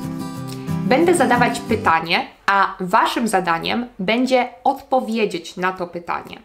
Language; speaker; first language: Polish; native; Polish